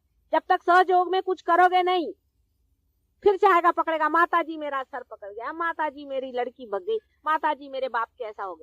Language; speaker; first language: Hindi; non-native, local second language; Marathi